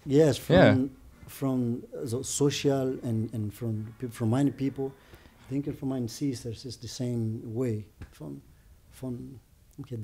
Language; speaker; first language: English; non-native, learner; Portuguese